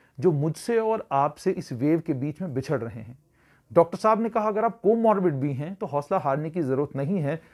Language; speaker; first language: Hindi; native; Hindi